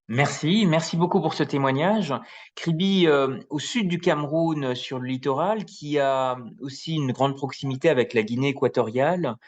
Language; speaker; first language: French; native; French